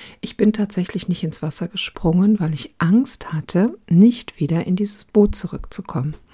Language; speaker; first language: German; early bilingual, other home language; Croatian